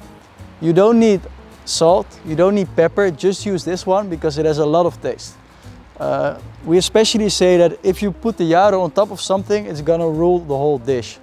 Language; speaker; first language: English; non-native, fluent; Dutch